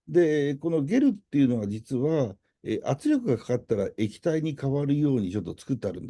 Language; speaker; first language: Japanese; native; Japanese